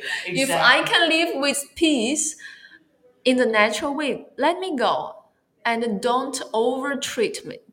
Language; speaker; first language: English; non-native, fluent; Chinese